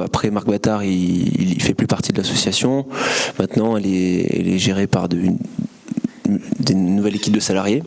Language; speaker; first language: French; native; French